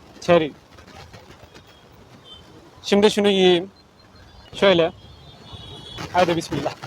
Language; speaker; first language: Turkish; non-native, fluent; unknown